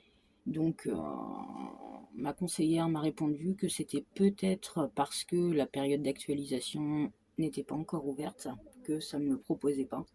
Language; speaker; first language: French; native; French